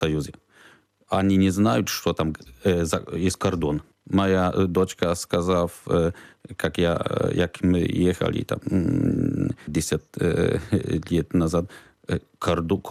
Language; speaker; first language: Ukrainian; non-native, fluent; Polish